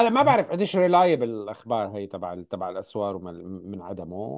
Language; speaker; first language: Arabic; native; Arabic